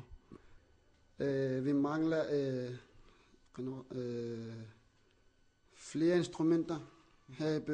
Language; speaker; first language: Danish; non-native, local second language; Kalaallisut